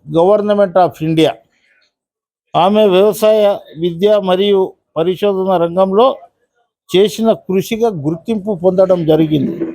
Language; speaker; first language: Telugu; non-native, local second language; Lambadi